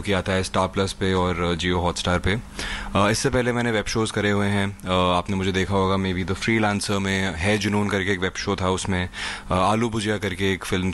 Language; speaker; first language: Hindi; native; Hindi